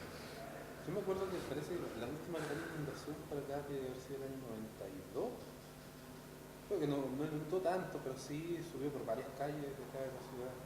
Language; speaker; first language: Spanish; native; Spanish